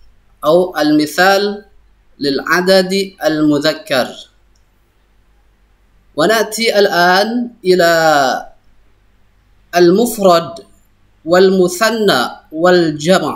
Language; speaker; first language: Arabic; non-native, fluent; Indonesian